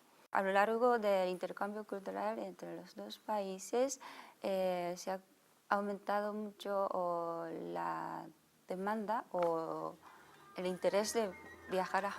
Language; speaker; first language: Spanish; non-native, fluent; Japanese